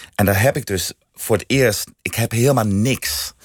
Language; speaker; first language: Dutch; non-native, fluent; Danish